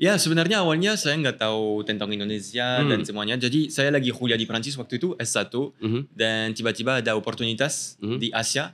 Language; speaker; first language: Indonesian; non-native, fluent; French